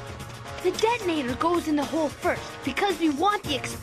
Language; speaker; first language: English; native; English